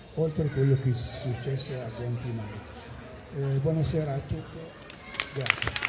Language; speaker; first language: Italian; non-native, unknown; Arabic